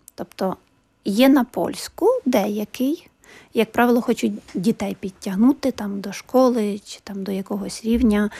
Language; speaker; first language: Ukrainian; native; Ukrainian